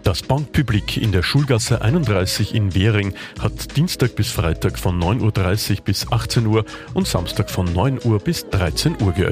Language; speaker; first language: German; native; German